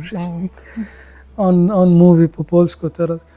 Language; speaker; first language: Polish; non-native, learner; Arabic